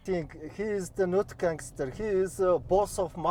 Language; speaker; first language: English; non-native, learner; Mongolian